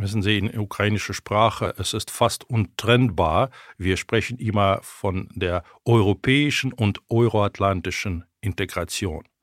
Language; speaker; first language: German; non-native, fluent; Ukrainian